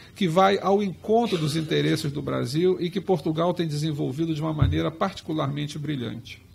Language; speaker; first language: Portuguese; native; Portuguese